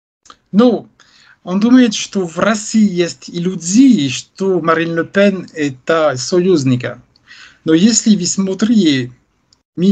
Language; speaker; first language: Russian; non-native, fluent; French